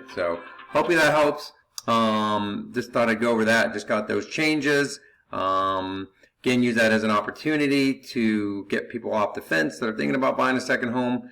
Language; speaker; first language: English; native; English